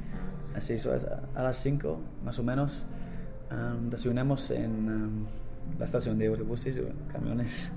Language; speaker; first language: Spanish; non-native, learner; English